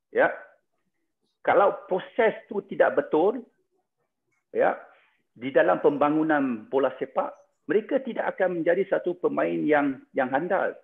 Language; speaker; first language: Indonesian; non-native, local second language; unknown